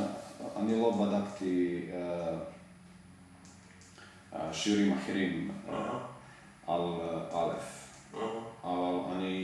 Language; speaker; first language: Hebrew; non-native, learner; Serbian